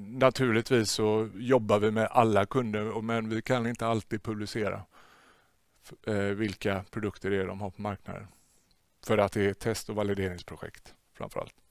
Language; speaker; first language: Swedish; native; Swedish